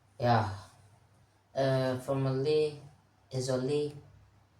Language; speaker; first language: English; non-native, learner; Indonesian